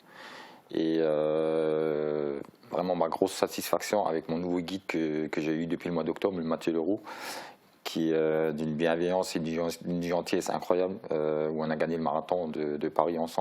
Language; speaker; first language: French; native; French